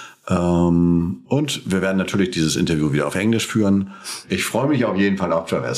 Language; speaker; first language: German; native; German